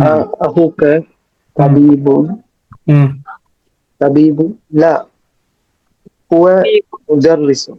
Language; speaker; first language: Arabic; non-native, learner; Tamil